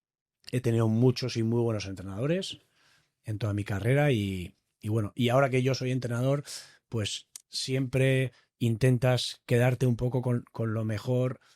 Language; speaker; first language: Spanish; native; Spanish